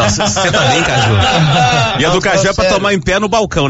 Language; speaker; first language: Portuguese; native; Portuguese